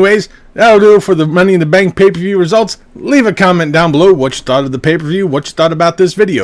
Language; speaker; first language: English; native; English